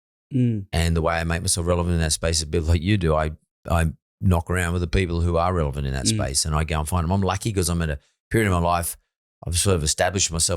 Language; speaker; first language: English; native; English